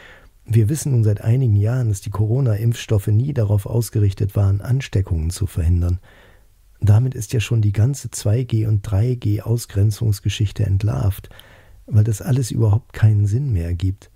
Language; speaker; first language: German; native; German